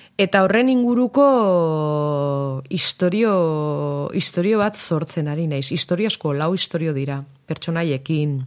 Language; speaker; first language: Basque; native; Basque